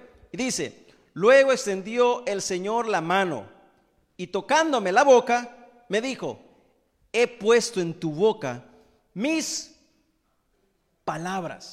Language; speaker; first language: Spanish; native; Spanish